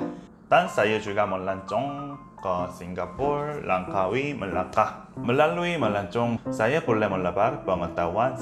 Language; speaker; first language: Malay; non-native, learner; Korean